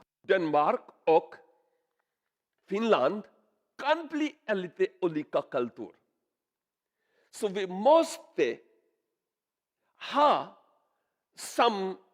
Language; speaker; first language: Swedish; non-native, learner; Urdu